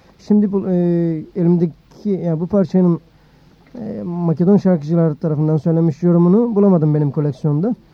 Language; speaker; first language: Turkish; native; Turkish